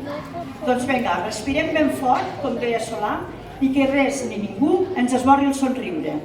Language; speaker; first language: Catalan; native; Catalan